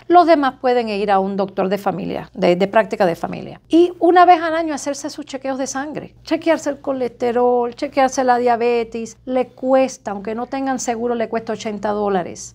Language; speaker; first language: Spanish; native; Spanish